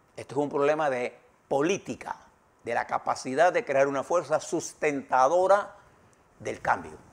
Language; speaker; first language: Spanish; native; Spanish